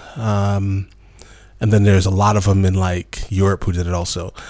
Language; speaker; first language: English; native; English